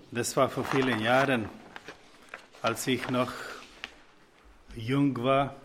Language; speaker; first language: German; non-native, fluent; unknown